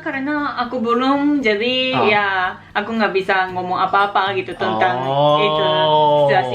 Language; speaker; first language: Indonesian; non-native, learner; Japanese